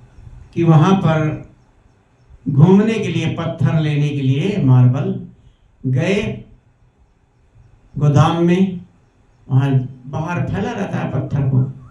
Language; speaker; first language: Hindi; native; Hindi